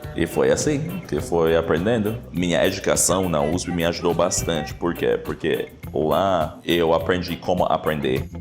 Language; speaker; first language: Portuguese; non-native, fluent; English